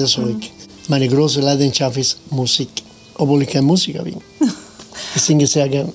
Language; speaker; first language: German; non-native, learner; Spanish